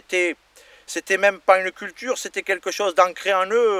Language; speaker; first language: French; native; French